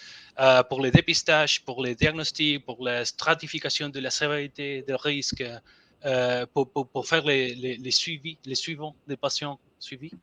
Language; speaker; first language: French; non-native, learner; Spanish